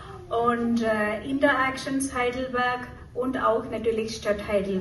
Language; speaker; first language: German; non-native, local second language; Malayalam